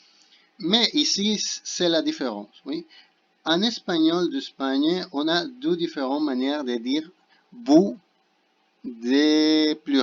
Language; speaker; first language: French; non-native, fluent; Spanish